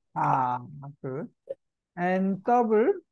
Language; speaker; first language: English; non-native, learner; Korean